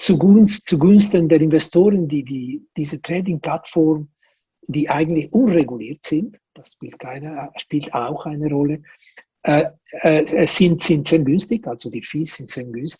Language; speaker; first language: German; non-native, local second language; Italian